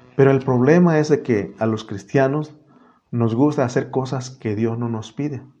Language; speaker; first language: Spanish; native; Spanish